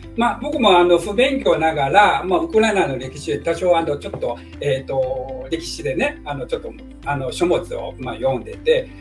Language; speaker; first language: Japanese; non-native, fluent; Chinese